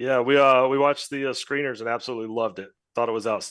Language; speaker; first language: English; native; English